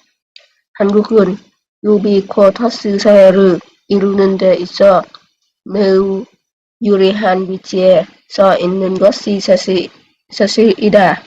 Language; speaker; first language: Korean; non-native, learner; Vietnamese